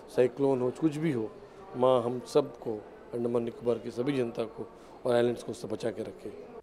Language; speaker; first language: Hindi; native; Hindi